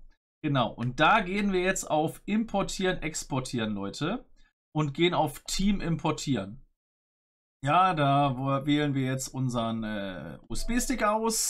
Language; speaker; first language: German; native; German